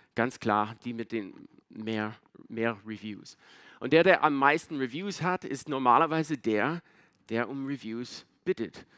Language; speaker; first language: German; non-native, fluent; English